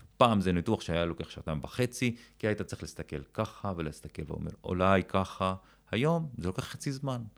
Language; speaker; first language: Hebrew; non-native, local second language; Arabic